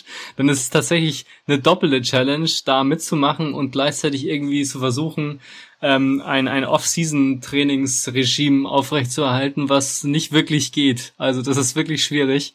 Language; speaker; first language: German; native; German